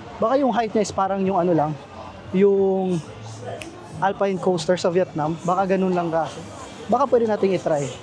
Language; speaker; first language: Filipino; native; Filipino